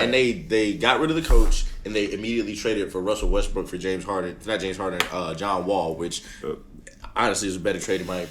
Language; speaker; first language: English; native; English